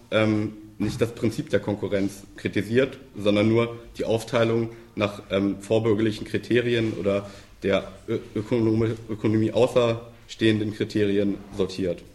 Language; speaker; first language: German; native; German